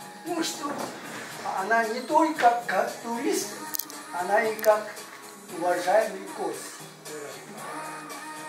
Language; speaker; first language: Russian; non-native, learner; Chinese